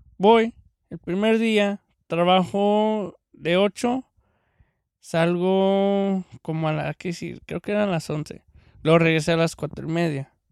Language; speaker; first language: Spanish; early bilingual, heritage; Spanish